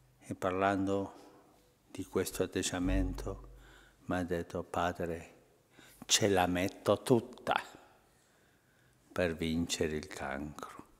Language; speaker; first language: Italian; non-native, fluent; Spanish